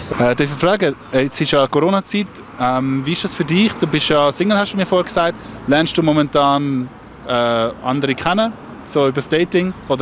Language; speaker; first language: German; native; German